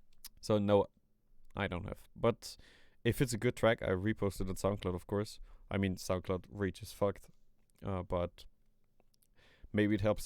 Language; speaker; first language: English; non-native, fluent; German